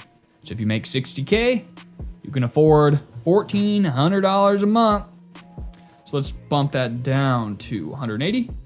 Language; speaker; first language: English; native; English